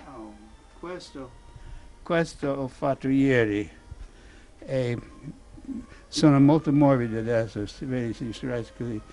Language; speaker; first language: Italian; non-native, fluent; English